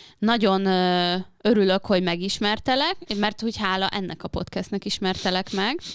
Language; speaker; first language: Hungarian; native; Hungarian